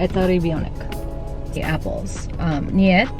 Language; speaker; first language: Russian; non-native, learner; English